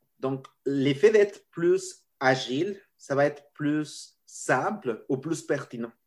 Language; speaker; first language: French; non-native, fluent; Spanish